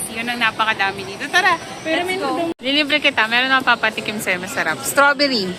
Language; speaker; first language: Filipino; native; Filipino